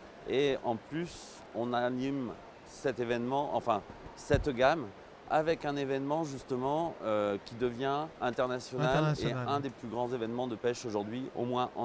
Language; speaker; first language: French; native; French